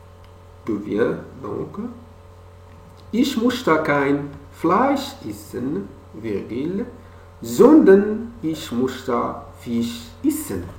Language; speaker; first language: German; non-native, fluent; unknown